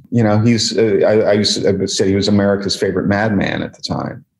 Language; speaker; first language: English; native; English